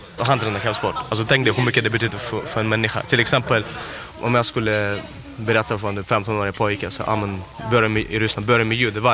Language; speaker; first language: Swedish; early bilingual, other home language; Russian